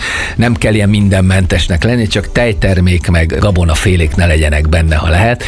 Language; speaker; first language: Hungarian; native; Hungarian